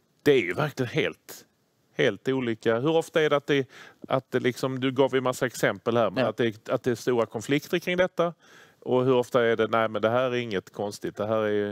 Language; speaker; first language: Swedish; native; Swedish